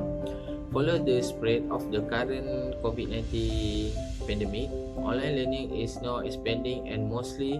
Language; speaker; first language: English; non-native, local second language; Malay